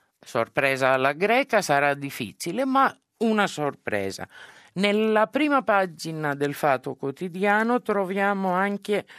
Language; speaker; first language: Italian; non-native, fluent; Greek